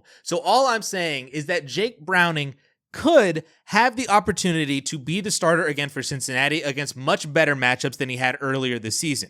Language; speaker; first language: English; native; English